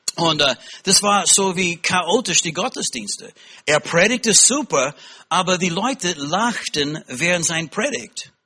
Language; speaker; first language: German; non-native, fluent; English